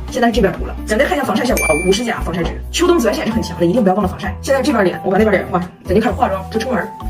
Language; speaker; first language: Chinese; native; Chinese